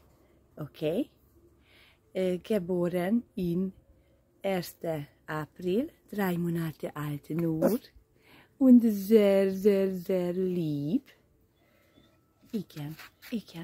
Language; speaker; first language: German; non-native, learner; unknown